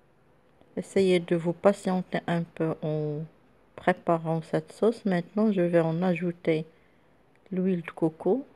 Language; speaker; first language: French; non-native, local second language; Arabic